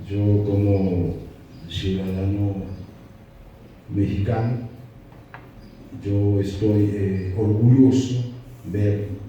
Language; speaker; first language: Spanish; non-native, fluent; Haitian Creole